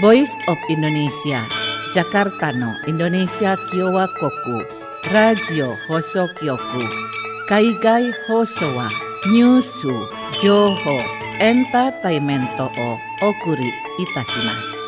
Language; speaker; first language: Japanese; non-native, fluent; Indonesian